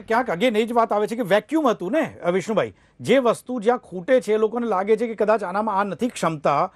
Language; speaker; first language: Gujarati; native; Gujarati